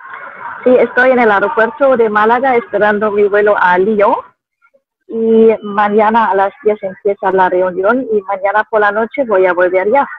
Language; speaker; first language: Spanish; non-native, fluent; German